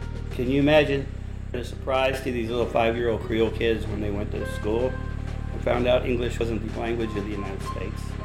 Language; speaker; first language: English; native; English